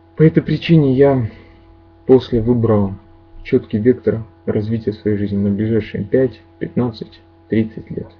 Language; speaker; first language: Russian; native; Russian